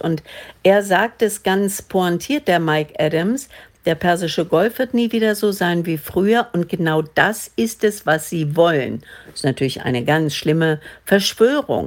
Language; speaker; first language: German; native; German